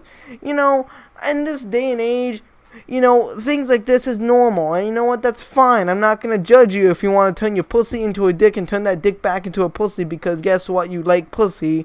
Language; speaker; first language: English; native; English